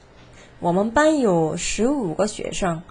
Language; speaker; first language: Chinese; non-native, fluent; Korean